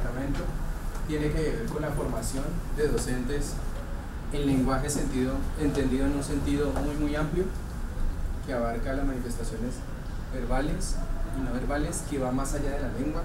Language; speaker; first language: Spanish; native; Spanish